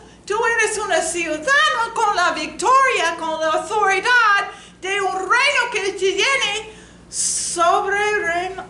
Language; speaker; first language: Spanish; non-native, learner; English